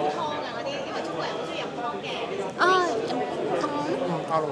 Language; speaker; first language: Cantonese; native; Cantonese